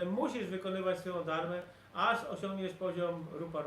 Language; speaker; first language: Polish; native; Polish